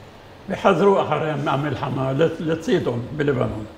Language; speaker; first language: Hebrew; non-native, fluent; Arabic